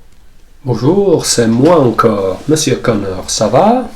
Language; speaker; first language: French; non-native, fluent; English